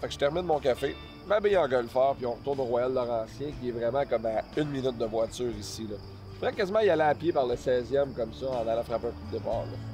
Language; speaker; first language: French; native; French